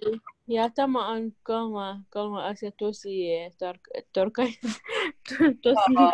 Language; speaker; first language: Finnish; non-native, learner; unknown